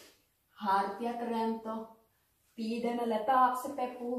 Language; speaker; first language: Finnish; non-native, learner; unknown